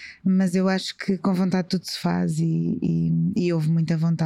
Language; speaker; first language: Portuguese; native; Portuguese